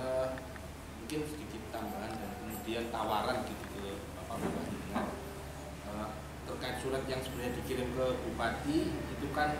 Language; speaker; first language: Indonesian; native; Indonesian